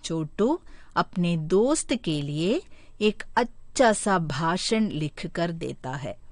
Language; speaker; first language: Hindi; non-native, local second language; Malayalam